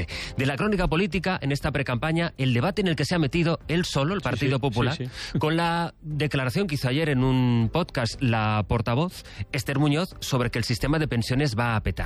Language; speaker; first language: Spanish; native; Spanish